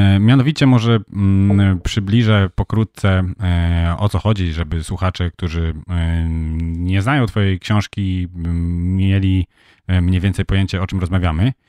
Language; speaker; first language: Polish; native; Polish